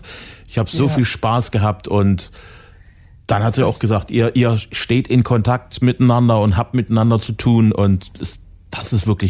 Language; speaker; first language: German; native; German